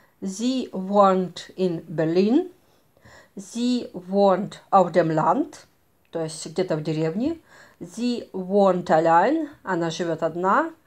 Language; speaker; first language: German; non-native, fluent; Russian